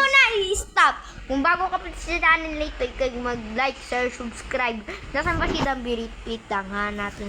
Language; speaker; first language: Filipino; native; Filipino